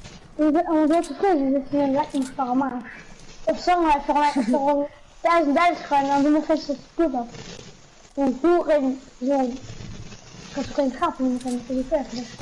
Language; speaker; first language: German; non-native, local second language; Luxembourgish